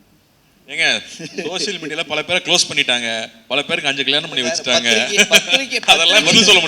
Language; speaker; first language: Tamil; native; Tamil